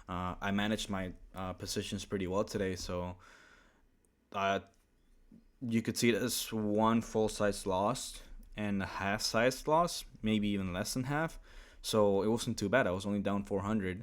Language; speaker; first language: English; early bilingual, other home language; Spanish